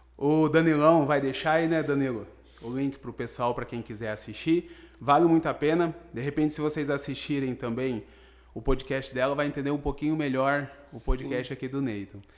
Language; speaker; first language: Portuguese; native; Portuguese